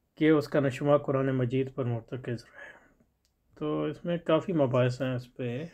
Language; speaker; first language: Urdu; native; Urdu